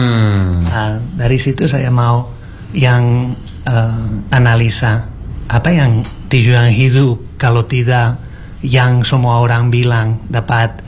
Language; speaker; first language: Indonesian; non-native, learner; Spanish